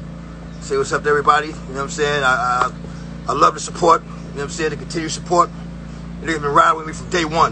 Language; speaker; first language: English; native; English